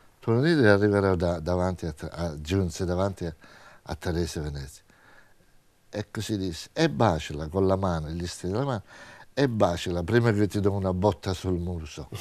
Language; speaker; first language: Italian; native; Italian